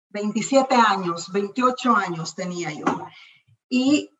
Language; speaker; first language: Spanish; native; Spanish